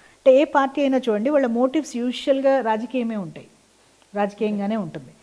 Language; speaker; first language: Telugu; native; Telugu